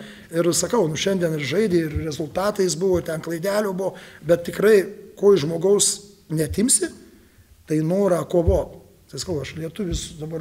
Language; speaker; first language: Lithuanian; native; Lithuanian